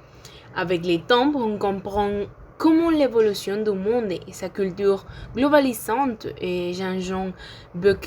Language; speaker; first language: French; non-native, learner; Spanish